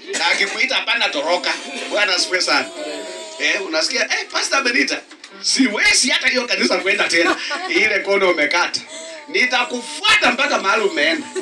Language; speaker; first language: Swahili; non-native, local second language; Luyia